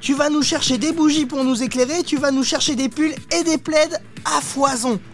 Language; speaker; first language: French; native; French